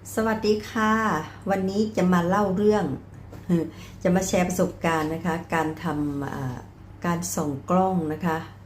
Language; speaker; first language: Thai; native; Thai